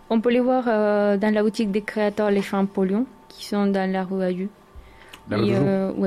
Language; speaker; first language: French; non-native, learner; Spanish